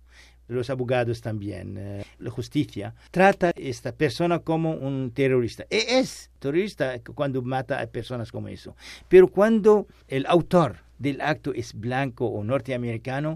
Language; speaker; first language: Spanish; non-native, learner; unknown